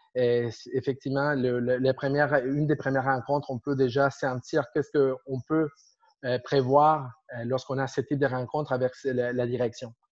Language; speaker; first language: French; non-native, fluent; Spanish